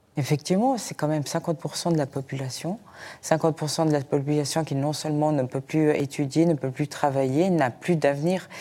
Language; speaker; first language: French; early bilingual, other home language; Persian